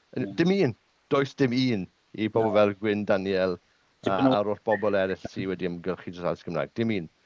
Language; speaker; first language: Welsh; non-native, local second language; English